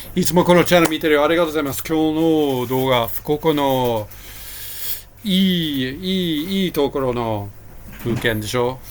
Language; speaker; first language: Japanese; non-native, learner; English